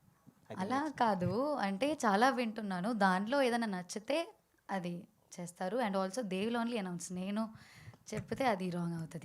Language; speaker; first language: Telugu; non-native, fluent; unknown